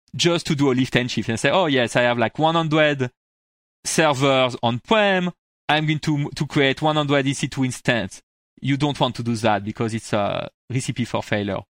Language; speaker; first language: English; non-native, fluent; French